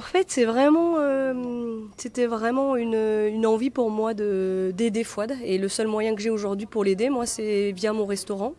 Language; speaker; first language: French; native; French